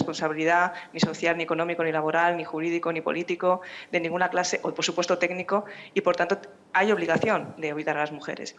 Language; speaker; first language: Spanish; native; Spanish